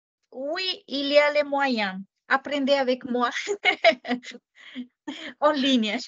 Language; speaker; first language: French; non-native, fluent; Japanese